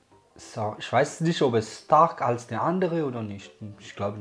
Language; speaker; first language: German; non-native, learner; Malagasy